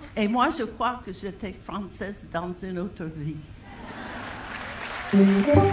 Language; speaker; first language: French; non-native, fluent; English